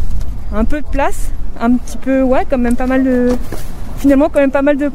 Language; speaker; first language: French; native; French